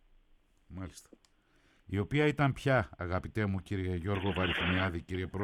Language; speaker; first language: Greek; native; Greek